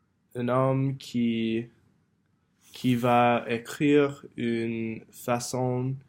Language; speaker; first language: French; non-native, learner; English